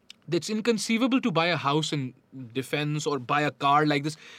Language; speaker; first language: English; non-native, local second language; Hindi